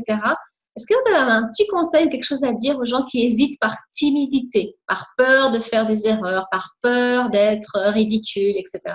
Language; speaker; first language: French; native; French